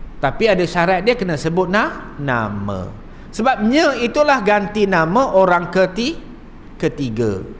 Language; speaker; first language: Malay; native; Malay